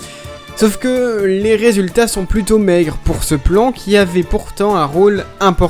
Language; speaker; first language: French; native; French